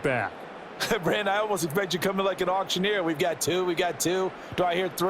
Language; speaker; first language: English; native; English